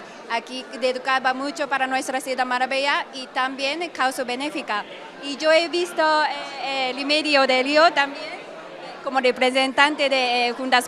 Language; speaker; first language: Spanish; non-native, learner; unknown